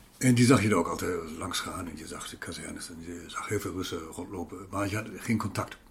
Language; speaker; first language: Dutch; non-native, fluent; German